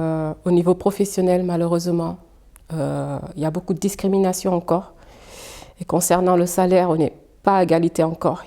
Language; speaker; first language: French; early bilingual, other home language; Fula